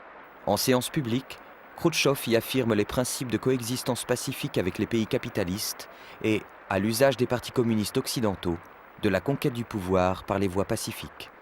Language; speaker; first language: French; native; French